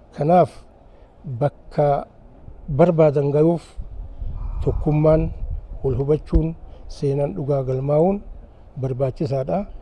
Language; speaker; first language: Oromo; native; Oromo